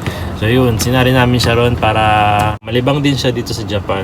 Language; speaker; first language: Filipino; native; Filipino